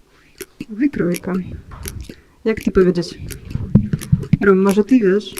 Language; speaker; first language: Polish; non-native, fluent; Ukrainian